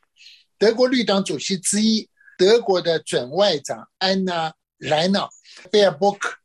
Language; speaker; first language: Chinese; native; Chinese